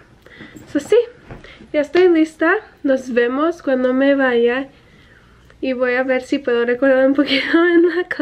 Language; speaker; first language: Spanish; early bilingual, heritage; English